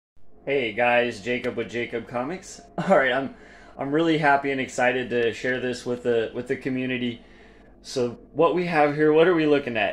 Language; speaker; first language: English; native; English